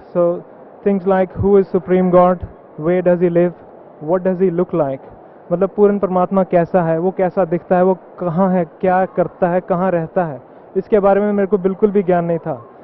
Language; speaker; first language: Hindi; native; Hindi